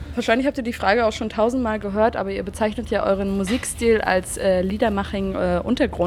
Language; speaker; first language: German; native; German